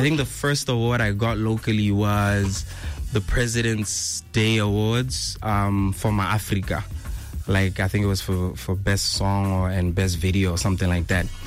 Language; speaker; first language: English; non-native, local second language; Tswana